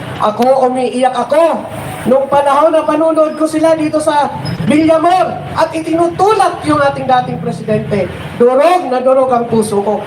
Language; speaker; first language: Filipino; native; Filipino